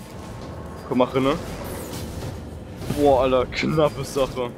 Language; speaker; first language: German; native; German